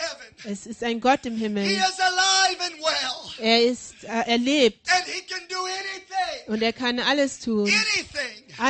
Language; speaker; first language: German; non-native, learner; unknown